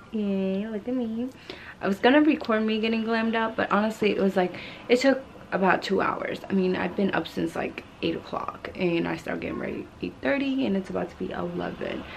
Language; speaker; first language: English; early bilingual, other home language; Spanish